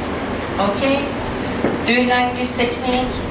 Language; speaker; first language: English; non-native, learner; Persian